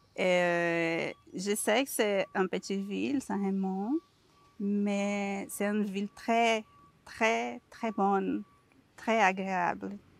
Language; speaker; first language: French; non-native, learner; Portuguese